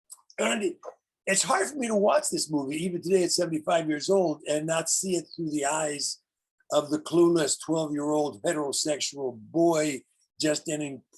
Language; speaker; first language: English; native; English